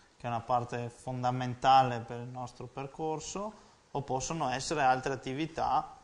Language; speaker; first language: Italian; native; Italian